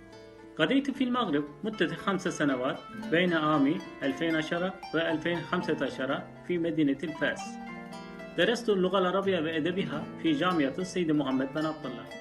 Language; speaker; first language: Arabic; non-native, fluent; Turkish